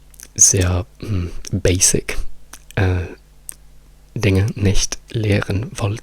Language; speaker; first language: German; non-native, fluent; Italian